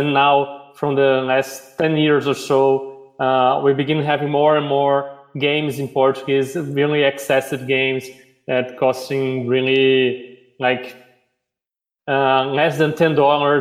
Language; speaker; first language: English; non-native, fluent; Portuguese